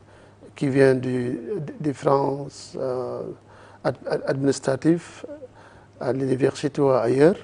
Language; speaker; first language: French; non-native, learner; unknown